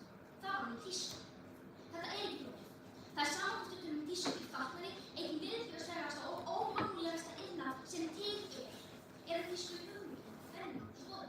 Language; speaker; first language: Icelandic; native; Icelandic